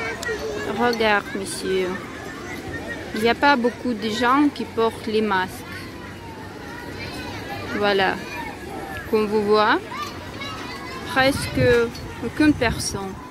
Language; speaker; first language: French; non-native, learner; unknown